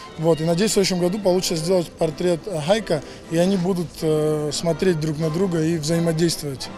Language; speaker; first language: Russian; non-native, local second language; Georgian